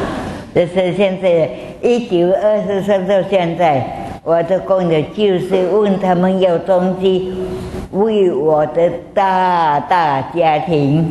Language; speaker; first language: Chinese; non-native, local second language; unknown